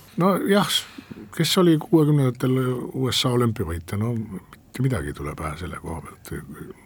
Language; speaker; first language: Estonian; native; Estonian